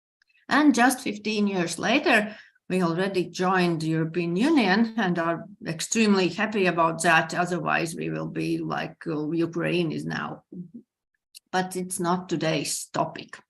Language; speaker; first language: English; non-native, fluent; Latvian